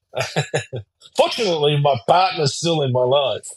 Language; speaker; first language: English; early bilingual, other home language; German